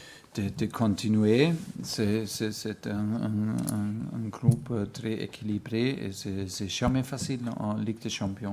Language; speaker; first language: French; non-native, fluent; German